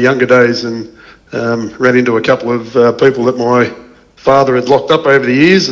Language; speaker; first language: English; native; English